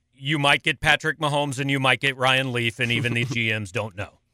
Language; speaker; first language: English; native; English